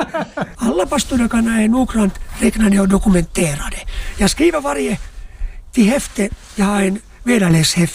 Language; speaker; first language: Swedish; non-native, local second language; Finnish